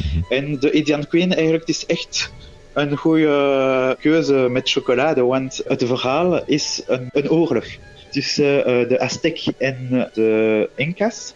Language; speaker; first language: Dutch; non-native, local second language; French